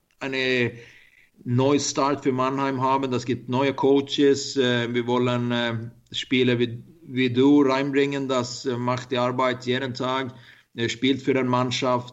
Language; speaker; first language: German; non-native, learner; Swedish